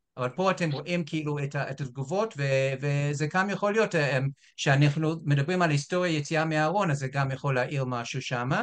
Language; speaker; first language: Hebrew; non-native, fluent; English